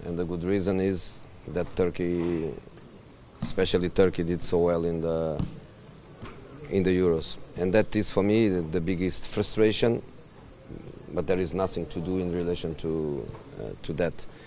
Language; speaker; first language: English; non-native, fluent; Portuguese